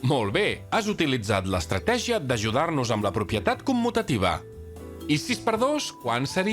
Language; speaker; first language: Catalan; native; Catalan